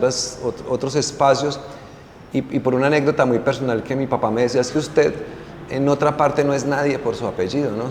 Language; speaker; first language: Spanish; native; Spanish